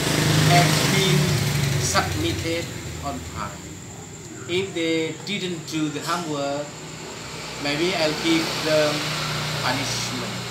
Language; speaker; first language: English; non-native, fluent; Indonesian